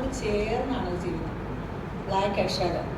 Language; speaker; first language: Malayalam; native; Malayalam